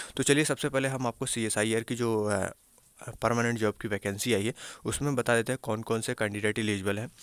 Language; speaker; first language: Hindi; native; Hindi